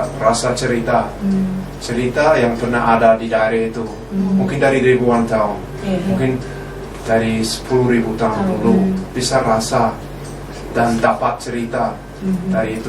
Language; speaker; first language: Indonesian; non-native, fluent; English